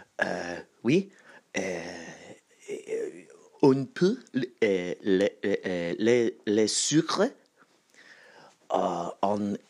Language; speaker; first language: French; non-native, learner; English